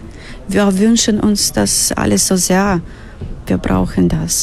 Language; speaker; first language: German; non-native, fluent; Ukrainian